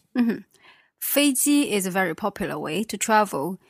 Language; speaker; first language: English; non-native, fluent; Chinese